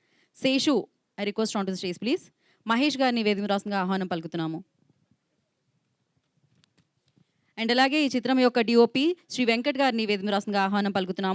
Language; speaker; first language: Telugu; native; Telugu